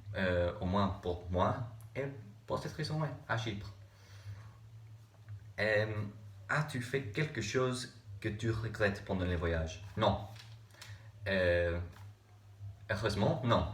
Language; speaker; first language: French; non-native, learner; English